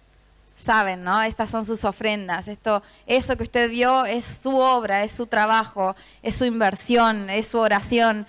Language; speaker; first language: Spanish; native; Spanish